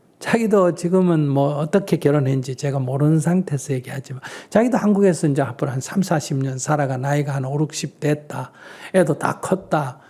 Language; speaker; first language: Korean; native; Korean